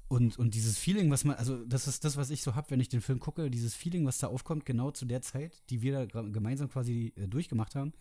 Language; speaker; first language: German; native; German